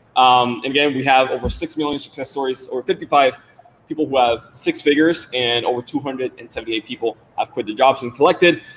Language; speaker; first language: English; non-native, fluent; Spanish